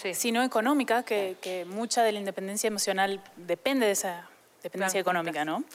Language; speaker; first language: Spanish; native; Spanish